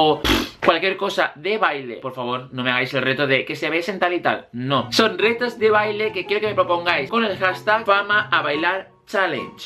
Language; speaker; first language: Spanish; native; Spanish